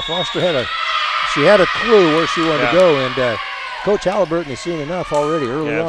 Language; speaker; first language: English; native; English